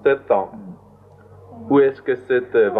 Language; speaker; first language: French; non-native, learner; Danish